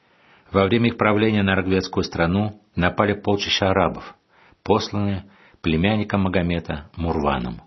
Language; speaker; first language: Russian; native; Russian